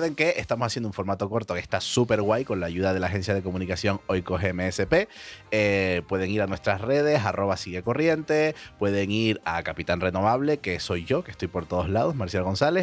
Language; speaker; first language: Spanish; native; Spanish